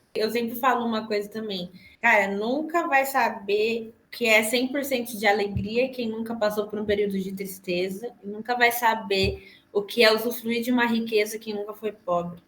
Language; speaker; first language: Portuguese; native; Portuguese